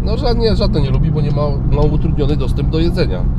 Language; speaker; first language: Polish; native; Polish